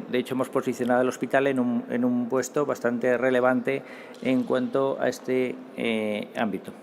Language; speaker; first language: Spanish; native; Spanish